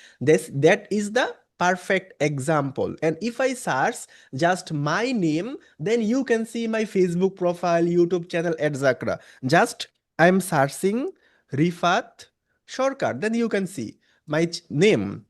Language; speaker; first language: English; non-native, local second language; Bangla